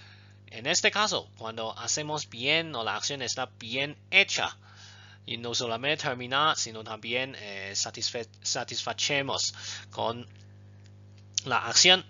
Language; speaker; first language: Spanish; non-native, fluent; Chinese